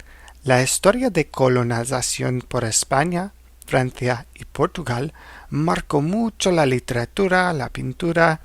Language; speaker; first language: Spanish; non-native, fluent; English